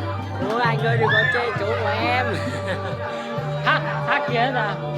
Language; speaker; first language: Vietnamese; non-native, local second language; Hmong